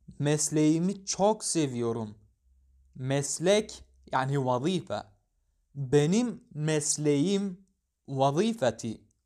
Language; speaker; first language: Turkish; non-native, fluent; Arabic